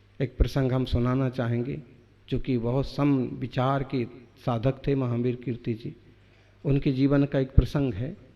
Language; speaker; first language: Hindi; native; Hindi